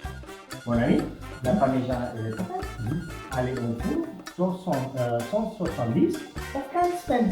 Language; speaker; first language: French; non-native, fluent; Italian